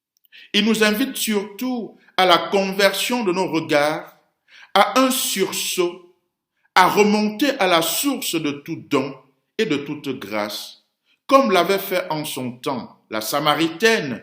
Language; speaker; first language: French; native; French